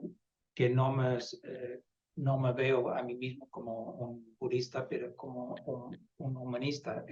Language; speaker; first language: Spanish; non-native, fluent; Dutch